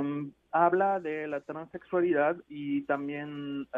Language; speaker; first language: Spanish; non-native, fluent; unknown